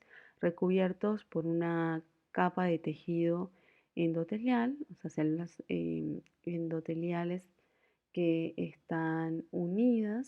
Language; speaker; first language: Spanish; native; Spanish